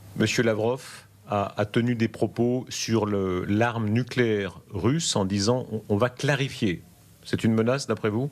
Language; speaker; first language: French; native; French